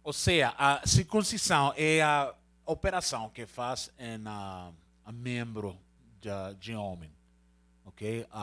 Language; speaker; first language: Portuguese; non-native, learner; Spanish